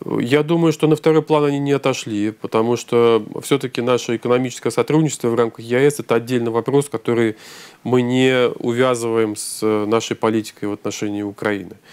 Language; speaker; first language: Russian; native; Russian